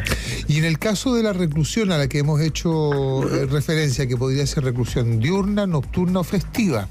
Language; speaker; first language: Spanish; native; Spanish